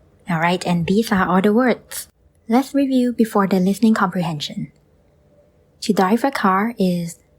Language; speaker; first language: English; non-native, fluent; Thai